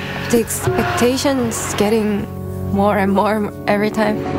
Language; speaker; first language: English; non-native, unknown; Korean